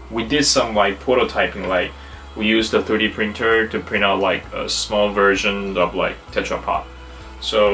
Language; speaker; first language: English; non-native, fluent; Chinese